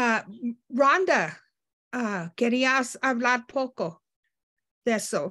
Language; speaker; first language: Spanish; non-native, learner; English